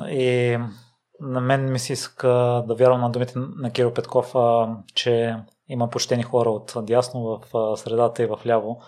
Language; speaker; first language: Bulgarian; native; Bulgarian